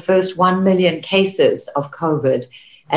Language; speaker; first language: English; native; English